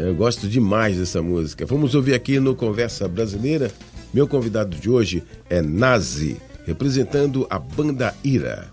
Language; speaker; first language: Portuguese; native; Portuguese